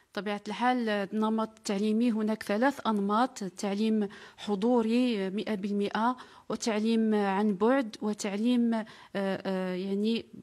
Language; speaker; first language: Arabic; native; Arabic